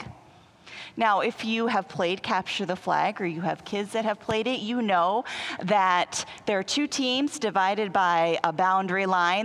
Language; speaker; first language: English; native; English